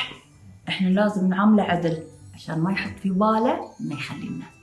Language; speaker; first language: Arabic; native; Arabic